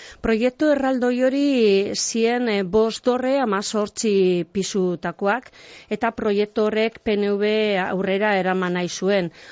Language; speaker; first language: Basque; non-native, local second language; Spanish